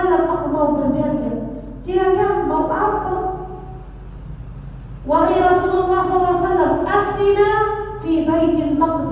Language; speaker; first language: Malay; non-native, learner; Arabic